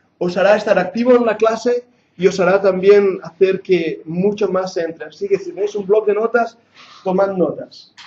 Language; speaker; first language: Spanish; non-native, fluent; English